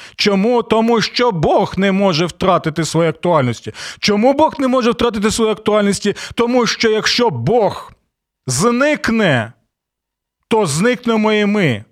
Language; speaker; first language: Ukrainian; non-native, local second language; Russian